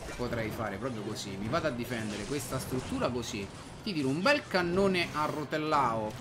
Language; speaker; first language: Italian; native; Italian